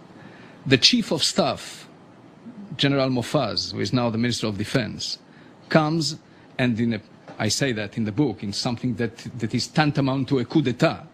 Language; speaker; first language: English; non-native, fluent; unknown